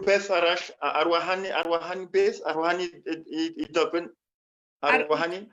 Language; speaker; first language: Welsh; non-native, fluent; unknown